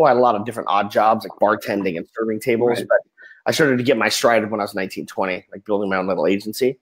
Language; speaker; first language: English; native; English